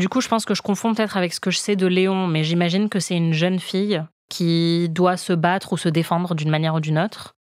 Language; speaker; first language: French; native; French